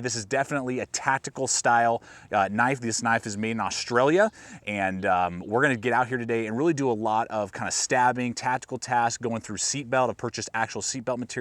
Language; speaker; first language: English; native; English